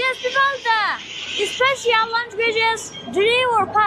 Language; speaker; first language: English; non-native, learner; Persian